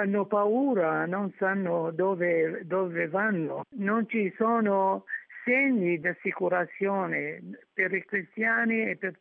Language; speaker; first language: Italian; non-native, fluent; Arabic